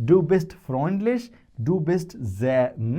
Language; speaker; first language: German; non-native, fluent; Hindi